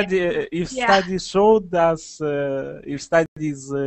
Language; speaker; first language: English; non-native, learner; Russian